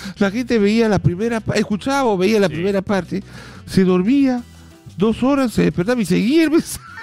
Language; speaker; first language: Spanish; native; Spanish